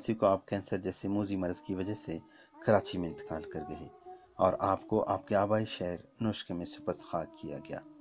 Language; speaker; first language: Urdu; non-native, local second language; Baluchi